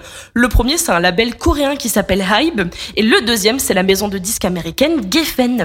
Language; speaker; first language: French; native; French